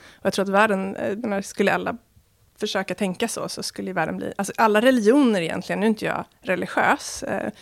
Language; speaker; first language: Swedish; early bilingual, other home language; Arabic